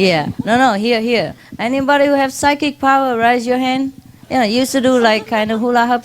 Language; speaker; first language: English; non-native, fluent; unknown